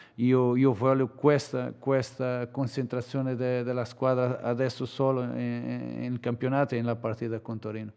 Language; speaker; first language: Italian; non-native, learner; Portuguese